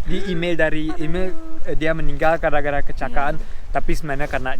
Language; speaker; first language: Indonesian; early bilingual, heritage; Indonesian